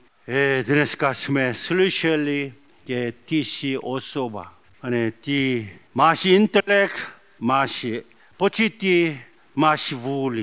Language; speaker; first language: Czech; non-native, learner; Korean